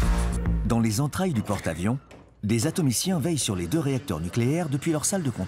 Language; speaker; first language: French; native; French